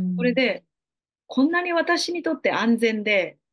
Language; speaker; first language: Japanese; native; Japanese